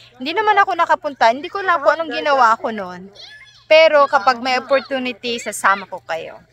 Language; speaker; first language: Filipino; native; Filipino